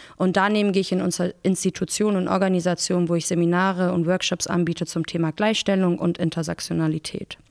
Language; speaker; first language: German; early bilingual, other home language; Persian